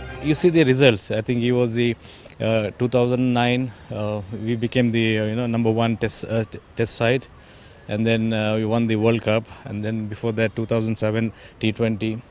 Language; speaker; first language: English; non-native, local second language; Malayalam